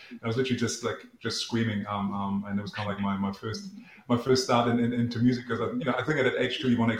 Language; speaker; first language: English; non-native, fluent; German